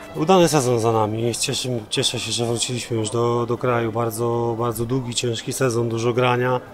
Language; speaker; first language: Polish; native; Polish